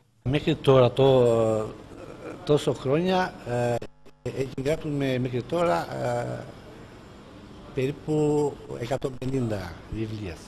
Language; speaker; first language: Greek; non-native, learner; Albanian